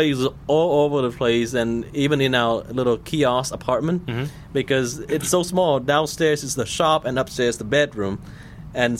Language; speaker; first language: English; non-native, fluent; Vietnamese